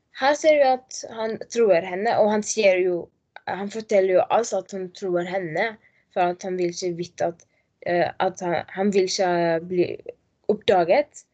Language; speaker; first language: Norwegian; non-native, learner; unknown